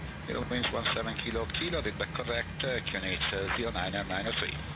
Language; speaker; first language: English; non-native, fluent; Italian